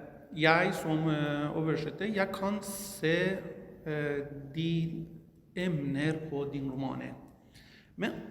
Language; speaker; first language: Norwegian; non-native, learner; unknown